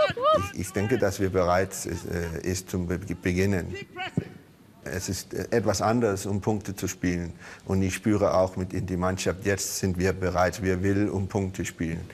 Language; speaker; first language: German; non-native, learner; Danish